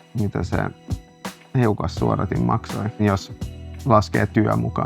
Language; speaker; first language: Finnish; non-native, local second language; Swedish